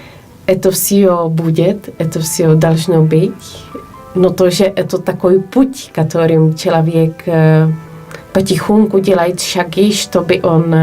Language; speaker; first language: Russian; non-native, fluent; Polish